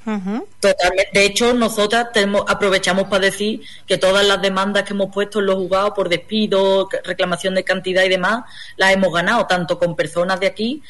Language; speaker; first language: Spanish; native; Spanish